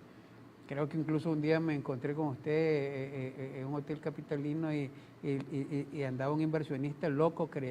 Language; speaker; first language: Spanish; native; Spanish